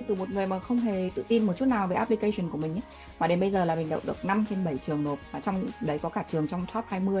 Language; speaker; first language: Vietnamese; native; Vietnamese